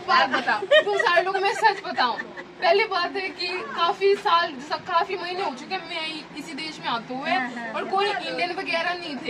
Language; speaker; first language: Hindi; non-native, learner; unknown